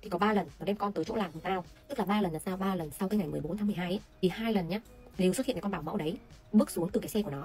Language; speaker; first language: Vietnamese; native; Vietnamese